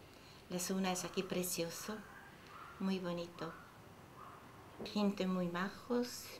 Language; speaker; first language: Spanish; non-native, learner; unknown